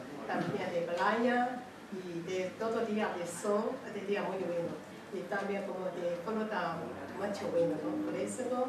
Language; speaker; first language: Spanish; non-native, learner; Chinese